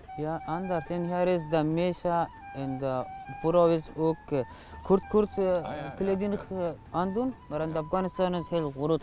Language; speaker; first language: Dutch; non-native, learner; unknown